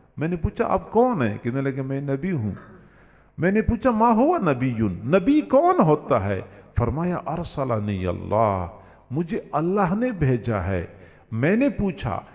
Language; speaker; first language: Urdu; non-native, local second language; Punjabi